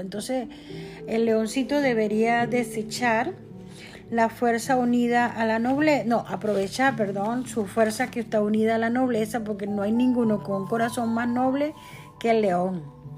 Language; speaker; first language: Spanish; native; Spanish